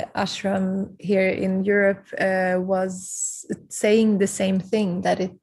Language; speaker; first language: English; early bilingual, other home language; Kurdish